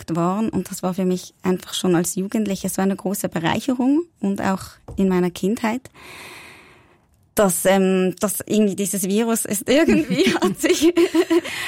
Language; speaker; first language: German; native; German